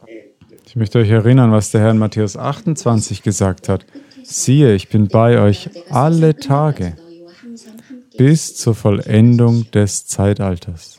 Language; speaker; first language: German; non-native, fluent; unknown